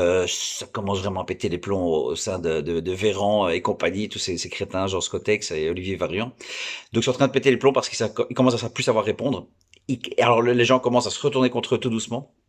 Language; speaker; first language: French; native; French